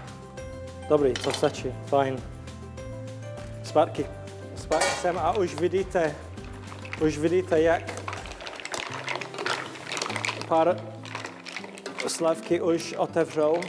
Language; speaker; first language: Czech; non-native, learner; English